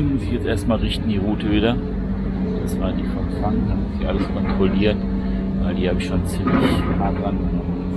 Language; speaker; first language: German; native; German